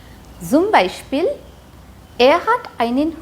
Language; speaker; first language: German; non-native, fluent; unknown